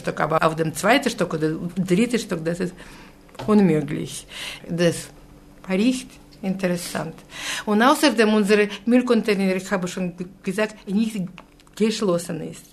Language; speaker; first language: German; non-native, fluent; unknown